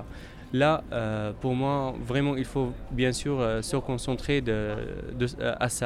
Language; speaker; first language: French; non-native, fluent; Arabic